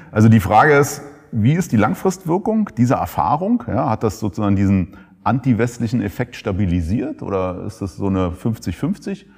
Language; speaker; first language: German; native; German